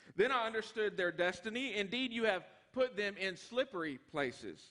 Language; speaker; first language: English; native; English